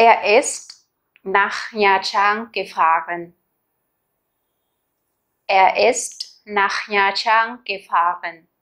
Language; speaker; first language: German; non-native, fluent; Vietnamese